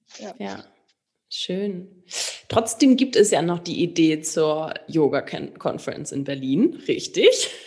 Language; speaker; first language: German; native; German